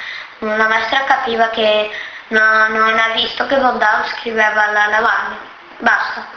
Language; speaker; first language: Italian; early bilingual, other home language; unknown